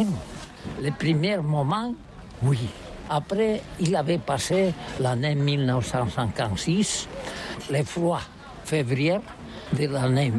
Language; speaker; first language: French; non-native, learner; Catalan